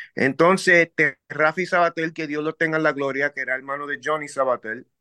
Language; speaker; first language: Spanish; early bilingual, heritage; Spanish